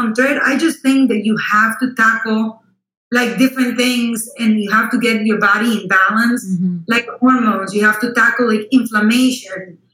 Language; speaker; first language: English; non-native, fluent; Spanish